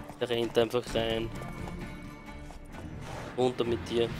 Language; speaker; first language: German; native; German